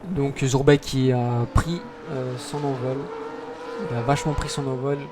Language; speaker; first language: French; native; French